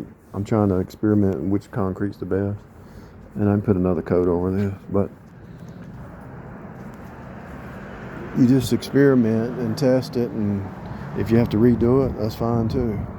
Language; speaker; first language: English; native; English